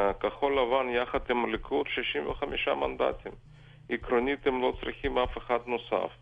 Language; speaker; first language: Hebrew; non-native, fluent; Russian